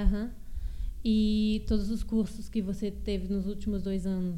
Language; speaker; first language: Portuguese; early bilingual, heritage; Portuguese